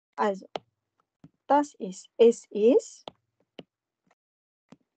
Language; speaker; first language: German; non-native, fluent; Azerbaijani